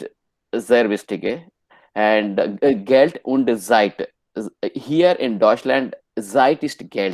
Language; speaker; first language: German; non-native, learner; Hindi